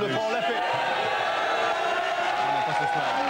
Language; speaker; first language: French; native; French